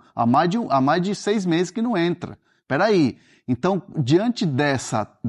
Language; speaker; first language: Portuguese; native; Portuguese